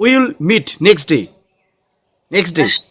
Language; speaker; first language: English; non-native, learner; Bangla